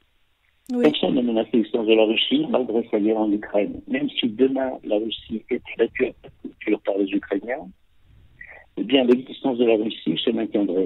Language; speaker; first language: French; native; French